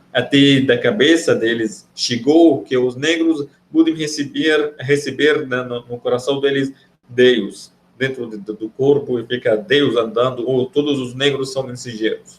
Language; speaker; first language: Portuguese; non-native, fluent; Arabic